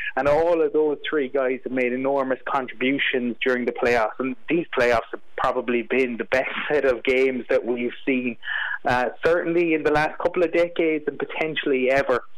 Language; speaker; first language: English; native; English